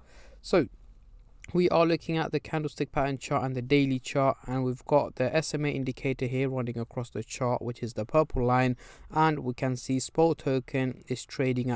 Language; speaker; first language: English; native; English